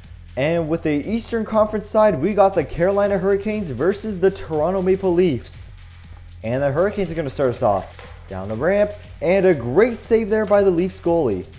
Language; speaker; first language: English; native; English